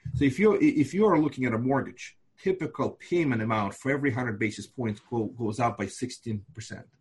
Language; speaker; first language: English; non-native, fluent; Russian